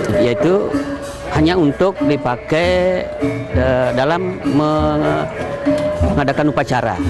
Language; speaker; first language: Indonesian; non-native, local second language; Balinese